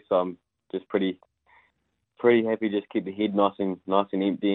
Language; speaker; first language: English; native; English